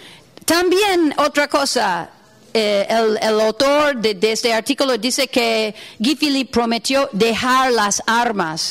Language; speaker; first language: Spanish; non-native, fluent; English